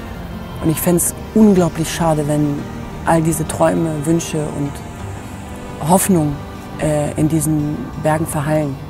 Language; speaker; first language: German; native; German